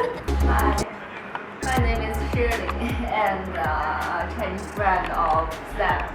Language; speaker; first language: English; non-native, learner; Chinese